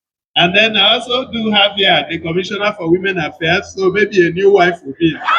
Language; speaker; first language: English; non-native, local second language; Igbo